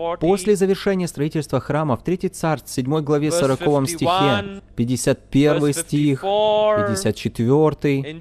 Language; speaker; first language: Russian; native; Russian